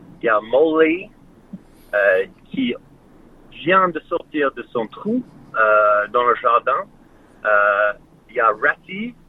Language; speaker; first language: French; non-native, fluent; English